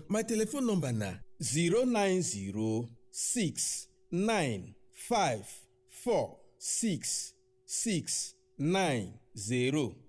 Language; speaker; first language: Nigerian Pidgin; non-native, local second language; Yoruba